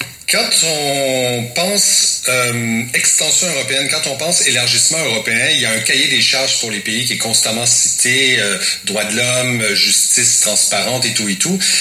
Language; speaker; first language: French; native; French